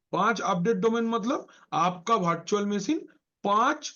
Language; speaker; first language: Hindi; non-native, local second language; Bangla